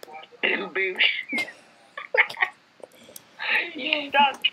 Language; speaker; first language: English; native; English